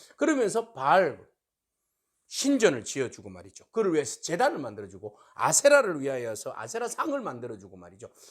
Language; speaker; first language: Korean; native; Korean